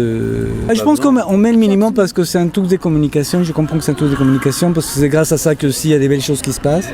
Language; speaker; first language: French; non-native, fluent; Spanish